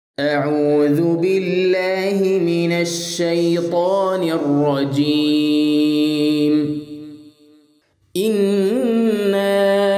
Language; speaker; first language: Arabic; non-native, fluent; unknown